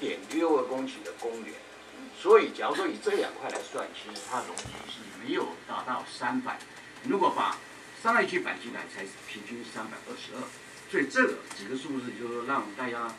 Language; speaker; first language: Chinese; native; Chinese